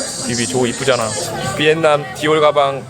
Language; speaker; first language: Korean; native; Korean